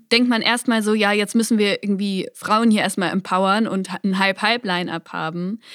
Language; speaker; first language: German; native; German